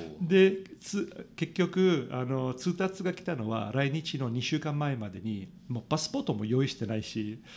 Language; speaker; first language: Japanese; non-native, fluent; Italian